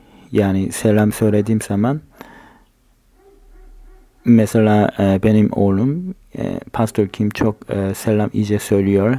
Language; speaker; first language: Turkish; non-native, fluent; Korean